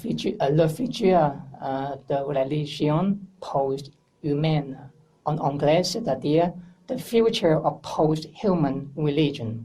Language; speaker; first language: French; non-native, learner; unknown